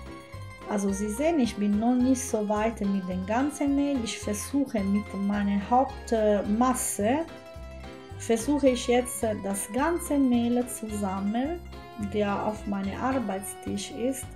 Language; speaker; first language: German; non-native, fluent; Italian